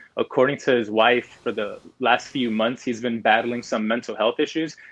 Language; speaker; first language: English; early bilingual, other home language; Spanish